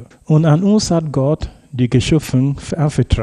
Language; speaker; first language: German; non-native, fluent; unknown